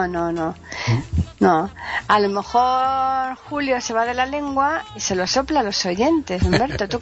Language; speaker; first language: Spanish; native; Spanish